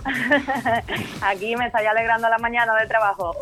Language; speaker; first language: Spanish; native; Spanish